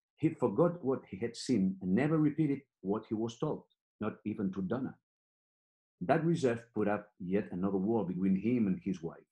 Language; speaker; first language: English; non-native, fluent; Catalan